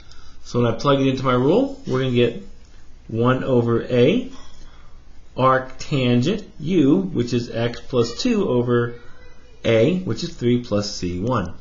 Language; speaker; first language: English; native; English